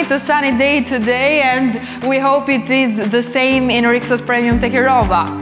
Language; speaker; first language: English; non-native, fluent; Albanian